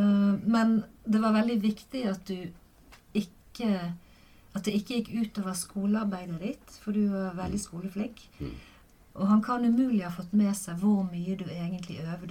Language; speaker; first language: Norwegian; native; Norwegian